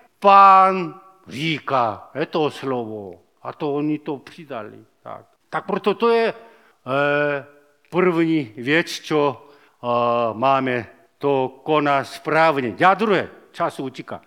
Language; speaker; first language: Czech; non-native, learner; Korean